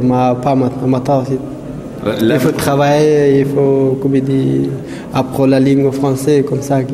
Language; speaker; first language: French; non-native, learner; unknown